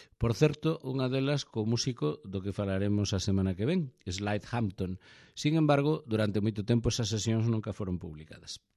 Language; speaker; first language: Galician; native; Galician